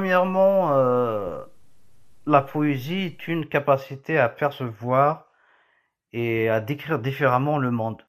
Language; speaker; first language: French; non-native, local second language; Kabyle